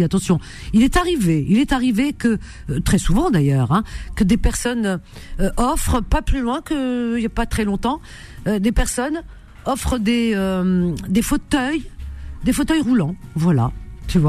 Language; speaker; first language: French; native; French